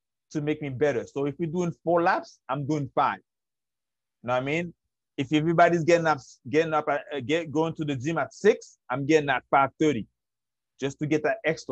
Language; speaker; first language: English; early bilingual, other home language; Haitian Creole